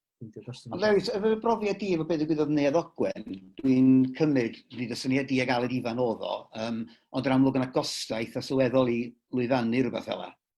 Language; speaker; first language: Welsh; native; Welsh